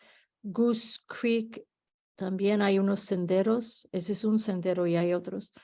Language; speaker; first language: Spanish; early bilingual, heritage; Spanish